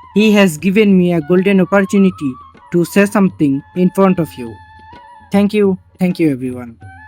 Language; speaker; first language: English; non-native, local second language; Bangla